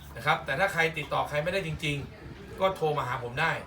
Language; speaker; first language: Thai; native; Thai